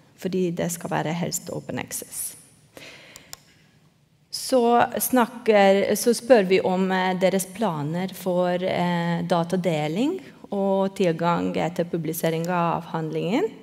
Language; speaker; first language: Norwegian; non-native, fluent; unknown